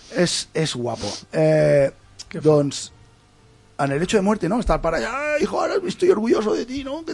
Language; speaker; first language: Spanish; non-native, local second language; Catalan